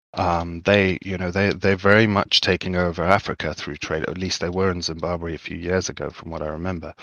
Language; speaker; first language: English; native; English